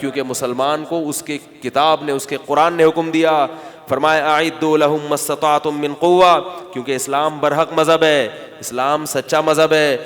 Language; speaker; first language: Urdu; native; Urdu